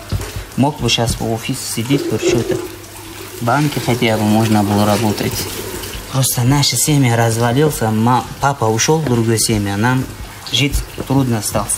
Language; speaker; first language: Russian; non-native, fluent; Uzbek